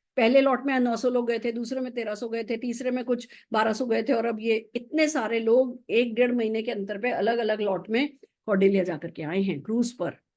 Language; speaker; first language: Hindi; native; Hindi